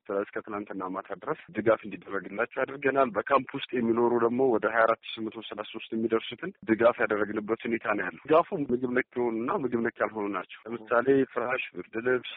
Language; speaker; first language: Amharic; native; Amharic